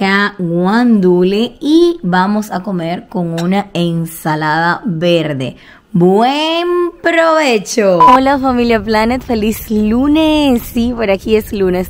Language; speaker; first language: Spanish; native; Spanish